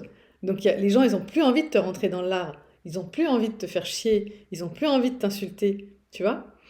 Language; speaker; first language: French; native; French